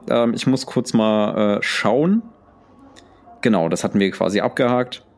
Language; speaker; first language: German; early bilingual, other home language; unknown